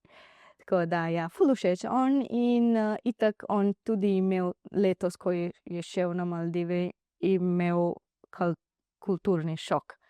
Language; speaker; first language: Slovenian; non-native, learner; Divehi